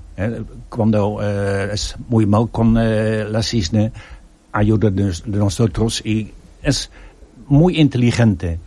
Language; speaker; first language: Spanish; non-native, learner; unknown